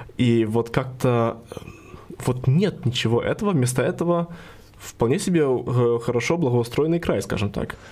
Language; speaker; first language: Russian; native; Russian